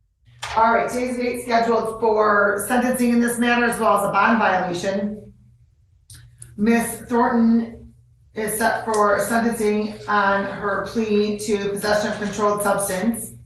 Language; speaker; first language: English; native; English